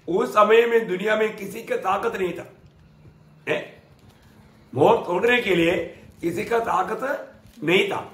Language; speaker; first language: Hindi; non-native, local second language; Malayalam